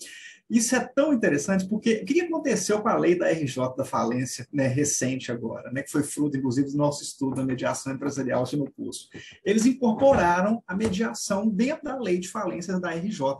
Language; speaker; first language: Portuguese; native; Portuguese